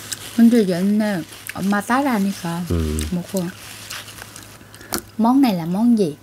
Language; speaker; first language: Korean; non-native, learner; Vietnamese